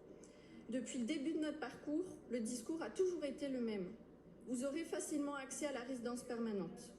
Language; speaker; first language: French; native; French